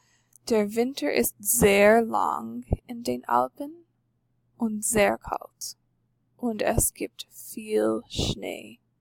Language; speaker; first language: German; non-native, fluent; English